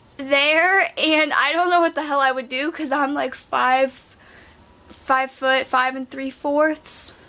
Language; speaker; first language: English; native; English